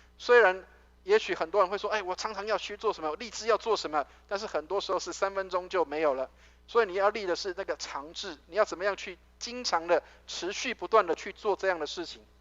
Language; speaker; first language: Chinese; native; Chinese